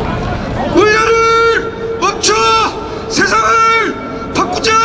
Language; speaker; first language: Korean; native; Korean